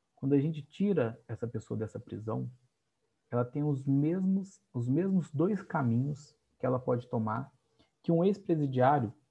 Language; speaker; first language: Portuguese; native; Portuguese